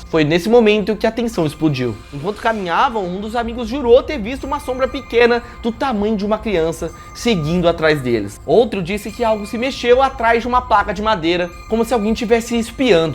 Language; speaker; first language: Portuguese; native; Portuguese